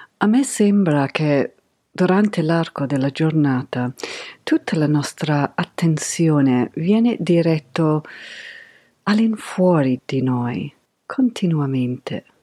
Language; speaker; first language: Italian; non-native, fluent; English